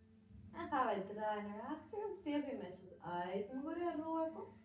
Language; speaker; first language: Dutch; non-native, fluent; Latvian